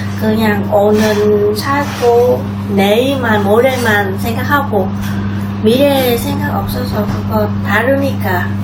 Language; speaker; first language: Korean; non-native, learner; Vietnamese